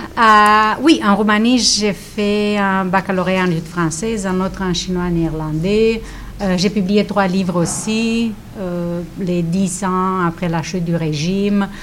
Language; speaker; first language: French; non-native, fluent; Romanian